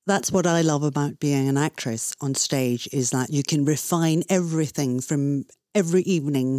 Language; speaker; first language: English; non-native, fluent; Danish